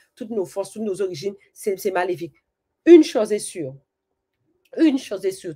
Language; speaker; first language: French; native; French